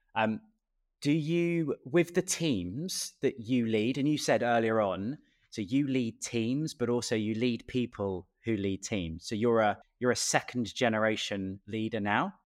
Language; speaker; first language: English; native; English